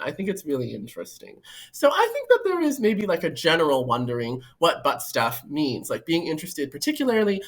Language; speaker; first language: English; native; English